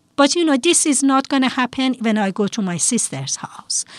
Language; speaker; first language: English; non-native, fluent; Persian